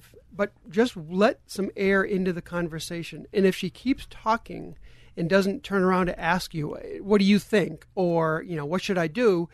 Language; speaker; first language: English; native; English